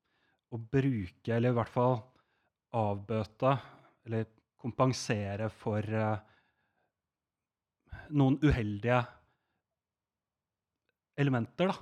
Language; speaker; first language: Norwegian; native; Norwegian